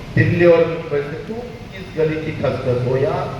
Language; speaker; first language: Hindi; non-native, local second language; Marathi